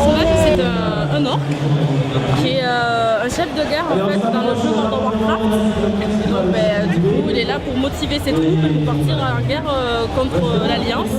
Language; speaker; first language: French; native; French